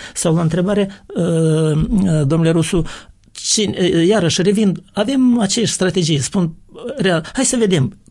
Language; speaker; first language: Romanian; native; Romanian